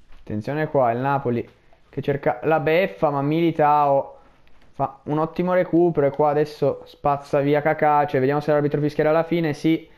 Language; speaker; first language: Italian; native; Italian